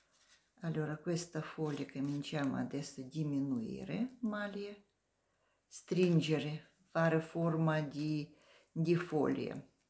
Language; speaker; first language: Italian; non-native, learner; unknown